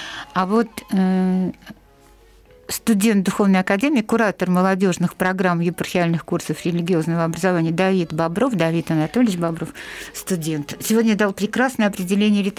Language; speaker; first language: Russian; native; Russian